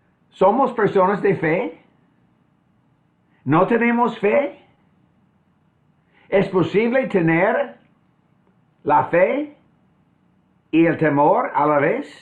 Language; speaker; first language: Spanish; non-native, fluent; English